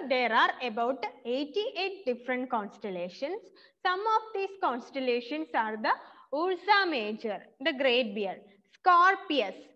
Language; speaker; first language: English; non-native, local second language; Malayalam